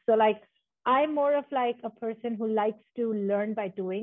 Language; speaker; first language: English; non-native, local second language; Hindi